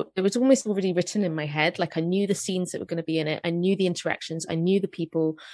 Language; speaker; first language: English; native; English